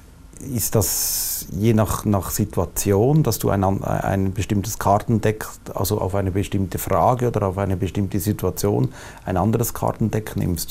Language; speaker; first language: German; native; German